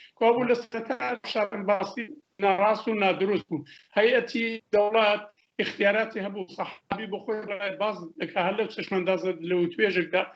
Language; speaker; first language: Central Kurdish; native; Central Kurdish